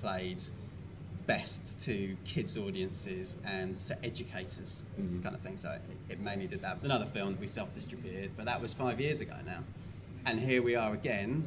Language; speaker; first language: English; native; English